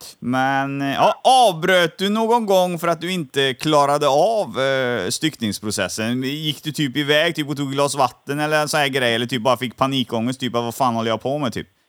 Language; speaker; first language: Swedish; native; Swedish